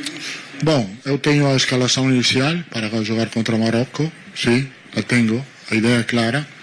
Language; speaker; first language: Portuguese; non-native, learner; Italian